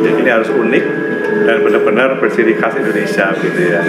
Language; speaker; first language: Indonesian; native; Indonesian